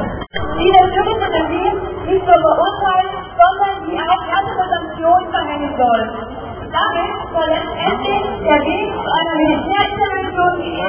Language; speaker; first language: German; native; German